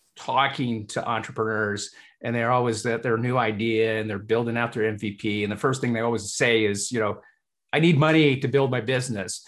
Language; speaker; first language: English; native; English